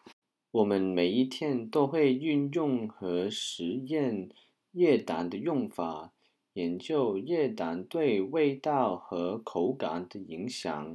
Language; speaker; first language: Chinese; non-native, learner; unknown